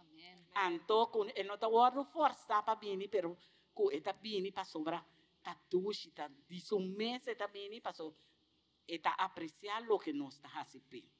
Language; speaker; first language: Portuguese; non-native, learner; Papiamento